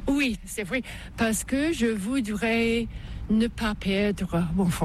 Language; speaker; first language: French; non-native, local second language; English